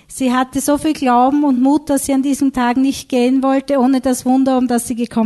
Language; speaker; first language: German; native; German